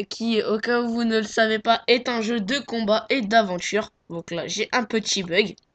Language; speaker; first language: French; native; French